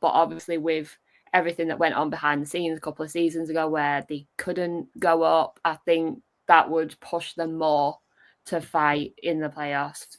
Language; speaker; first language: English; native; English